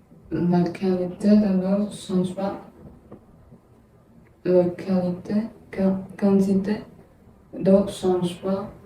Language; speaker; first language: French; non-native, learner; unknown